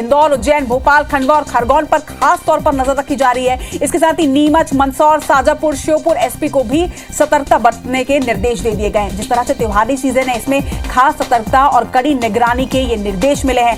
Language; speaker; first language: Hindi; native; Hindi